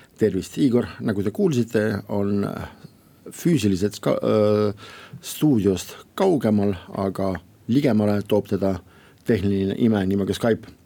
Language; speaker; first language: Estonian; non-native, local second language; Russian